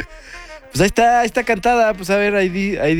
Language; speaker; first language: Spanish; native; Spanish